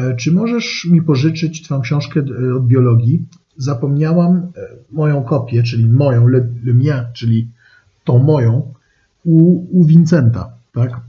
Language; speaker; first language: Polish; non-native, fluent; French